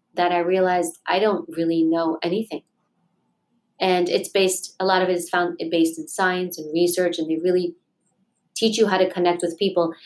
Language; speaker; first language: English; native; English